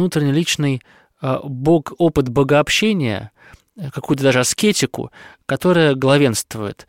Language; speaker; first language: Russian; native; Russian